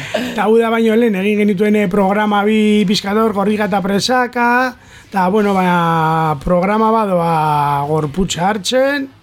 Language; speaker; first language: Basque; non-native, local second language; Spanish